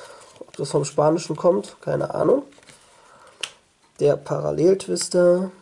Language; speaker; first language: German; native; German